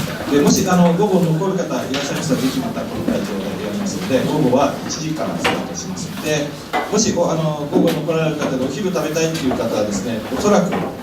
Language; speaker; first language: Japanese; native; Japanese